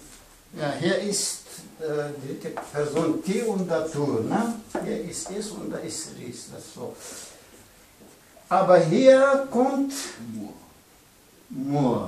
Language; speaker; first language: German; non-native, fluent; Pashto